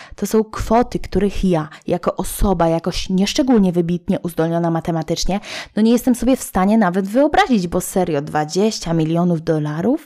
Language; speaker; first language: Polish; native; Polish